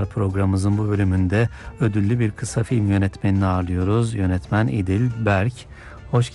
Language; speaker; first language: Turkish; native; Turkish